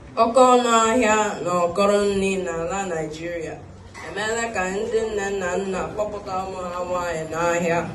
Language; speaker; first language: Igbo; early bilingual, other home language; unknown